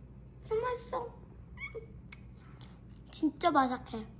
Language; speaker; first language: Korean; early bilingual, heritage; Korean